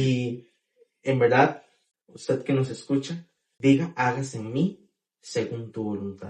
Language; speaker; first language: Spanish; native; Spanish